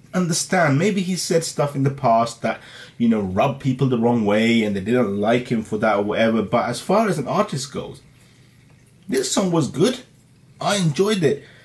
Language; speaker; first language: English; early bilingual, other home language; Urdu